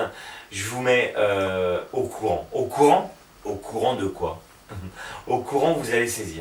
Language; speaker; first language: French; native; French